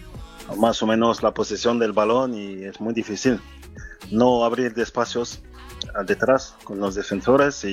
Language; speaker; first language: Spanish; non-native, fluent; French